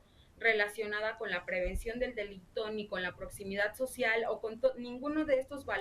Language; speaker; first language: Spanish; native; Spanish